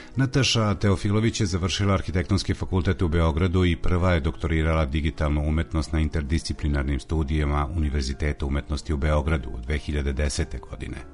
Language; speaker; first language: Serbian; native; Serbian